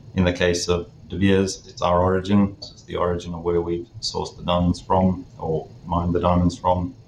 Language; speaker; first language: English; native; English